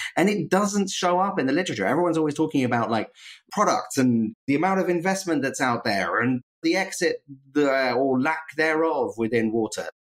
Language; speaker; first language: English; native; English